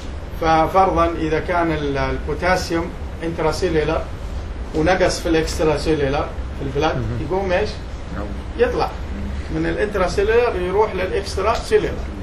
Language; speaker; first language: Arabic; native; Arabic